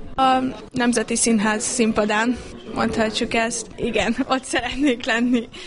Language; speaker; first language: Hungarian; native; Hungarian